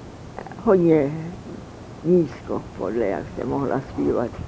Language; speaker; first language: Czech; early bilingual, heritage; Czech